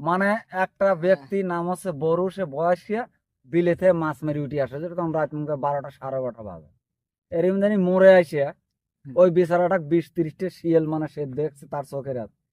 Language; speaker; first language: Bangla; native; Bangla